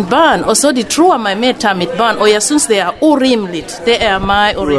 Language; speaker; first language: Danish; non-native, fluent; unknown